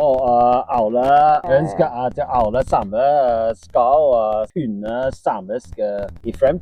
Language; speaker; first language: Norwegian; non-native, learner; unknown